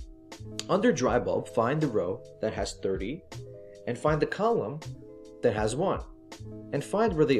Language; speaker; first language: English; native; English